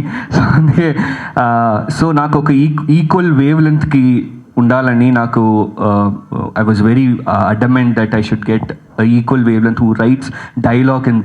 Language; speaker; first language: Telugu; early bilingual, heritage; Telugu